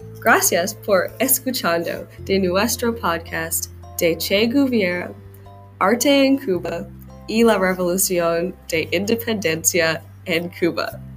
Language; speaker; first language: Spanish; non-native, learner; English